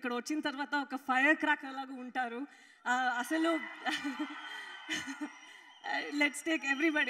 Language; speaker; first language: Telugu; non-native, learner; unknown